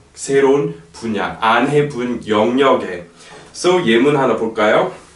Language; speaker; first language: Korean; non-native, fluent; English